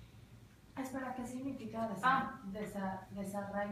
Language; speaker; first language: Spanish; early bilingual, heritage; Spanish